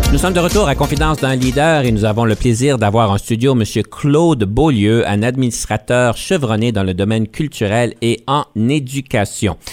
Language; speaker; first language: French; native; French